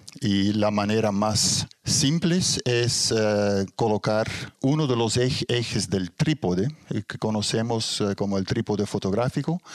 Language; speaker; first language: Spanish; non-native, fluent; Dutch